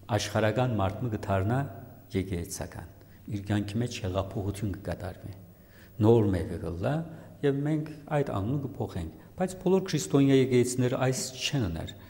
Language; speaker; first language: Armenian; native; Armenian